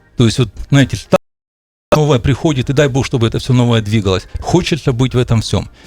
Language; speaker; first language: Russian; native; Russian